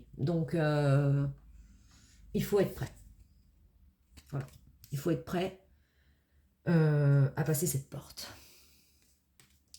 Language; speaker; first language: French; native; French